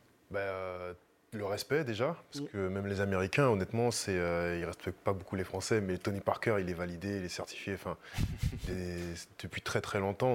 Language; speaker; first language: French; native; French